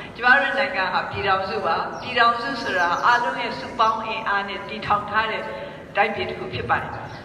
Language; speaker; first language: Burmese; native; Burmese